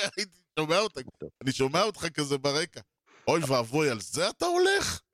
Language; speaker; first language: Hebrew; native; Hebrew